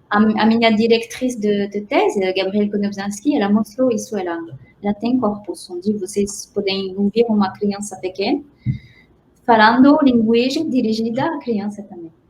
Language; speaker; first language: Portuguese; non-native, fluent; French